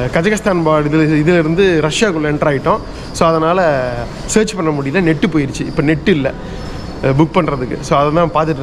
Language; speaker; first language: English; non-native, local second language; Tamil